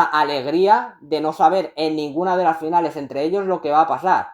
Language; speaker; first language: Spanish; native; Spanish